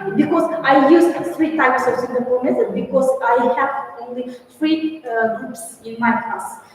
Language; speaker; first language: English; non-native, learner; Kazakh